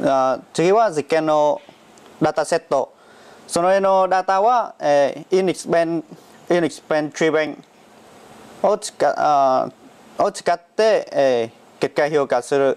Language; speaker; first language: Japanese; non-native, learner; Vietnamese